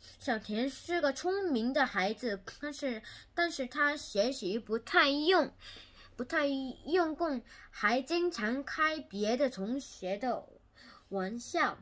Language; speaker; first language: Chinese; non-native, learner; Korean